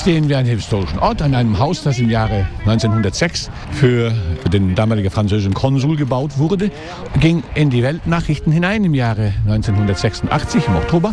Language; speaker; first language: German; non-native, fluent; Icelandic